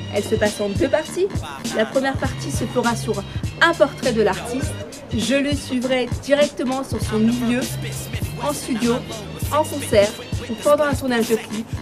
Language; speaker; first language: French; native; French